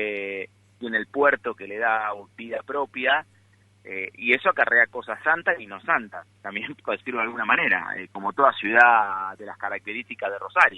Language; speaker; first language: Spanish; native; Spanish